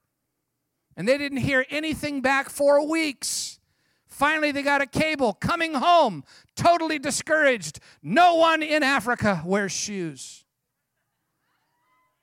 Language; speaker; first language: English; native; English